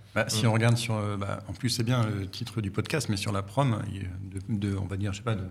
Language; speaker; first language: French; native; French